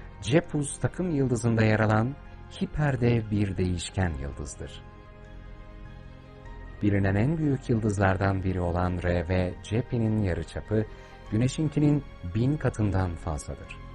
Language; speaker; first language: Turkish; native; Turkish